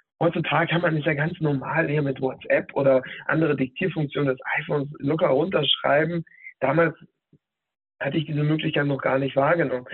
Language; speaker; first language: German; native; German